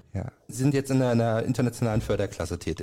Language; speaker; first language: German; native; German